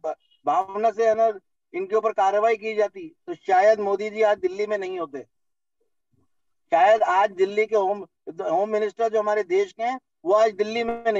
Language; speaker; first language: Hindi; native; Hindi